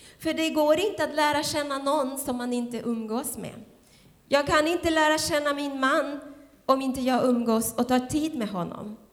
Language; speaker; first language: Swedish; non-native, fluent; Spanish